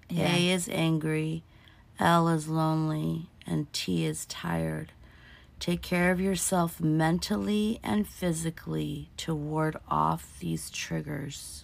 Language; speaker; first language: English; early bilingual, other home language; Portuguese